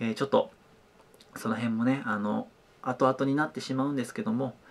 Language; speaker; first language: Japanese; native; Japanese